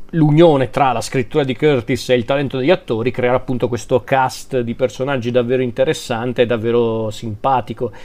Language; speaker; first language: Italian; native; Italian